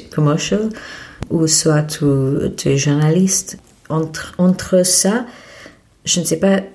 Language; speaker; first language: French; non-native, fluent; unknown